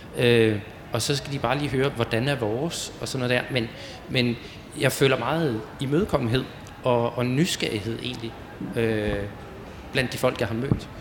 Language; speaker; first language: Danish; native; Danish